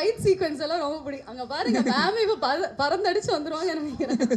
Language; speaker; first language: Tamil; native; Tamil